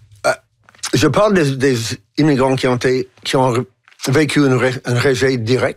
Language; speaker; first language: French; non-native, local second language; English